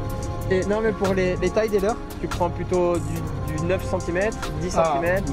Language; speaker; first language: French; native; French